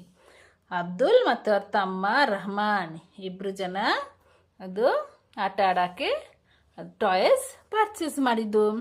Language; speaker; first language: Kannada; non-native, local second language; Urdu